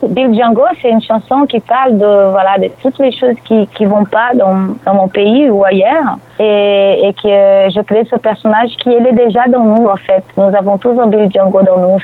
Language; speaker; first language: French; non-native, fluent; Portuguese